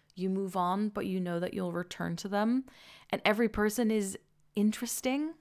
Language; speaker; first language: English; non-native, fluent; Dutch